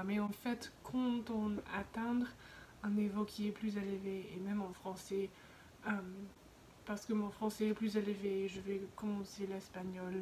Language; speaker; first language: French; non-native, fluent; English